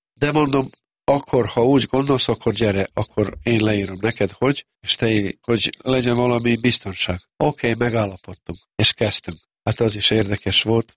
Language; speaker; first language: Hungarian; non-native, fluent; Serbian